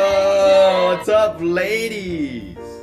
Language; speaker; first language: English; non-native, fluent; Indonesian